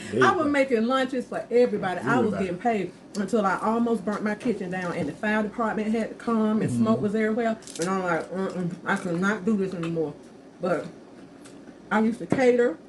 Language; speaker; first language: English; native; English